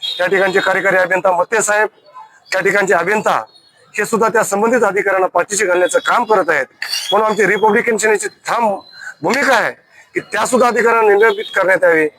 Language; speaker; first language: Marathi; native; Marathi